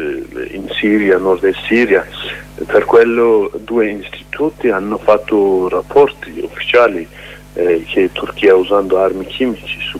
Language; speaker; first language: Italian; non-native, learner; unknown